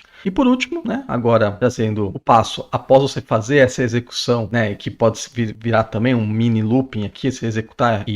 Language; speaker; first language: Portuguese; native; Portuguese